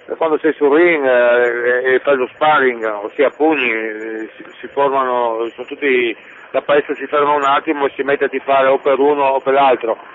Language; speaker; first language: Italian; native; Italian